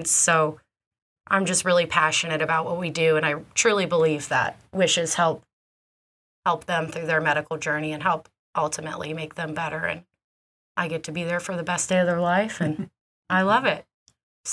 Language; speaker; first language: English; native; English